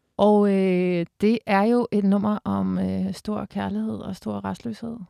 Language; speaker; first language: Danish; native; Danish